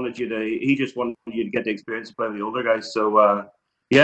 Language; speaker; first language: English; native; English